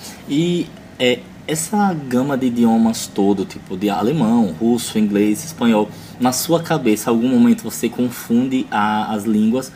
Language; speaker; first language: Portuguese; native; Portuguese